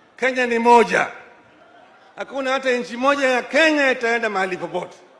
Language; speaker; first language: Swahili; non-native, local second language; Luo (Kenya and Tanzania)